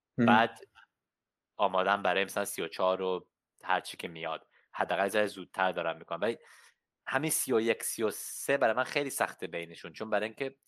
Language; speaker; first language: Persian; early bilingual, heritage; Persian